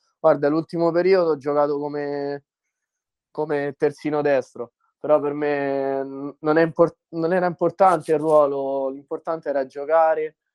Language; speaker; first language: Italian; native; Italian